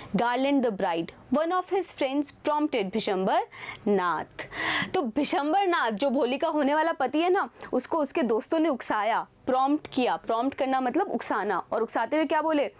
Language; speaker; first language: Hindi; native; Hindi